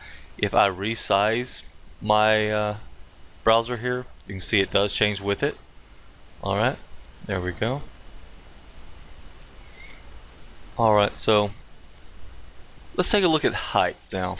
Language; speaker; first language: English; native; English